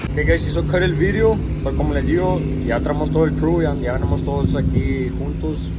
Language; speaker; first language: Spanish; early bilingual, heritage; Spanish